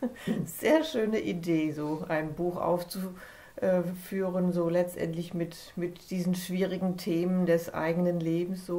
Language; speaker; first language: German; native; German